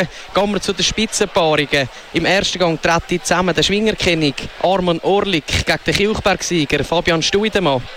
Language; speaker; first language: German; native; German